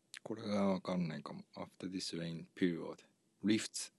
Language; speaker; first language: English; non-native, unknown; Russian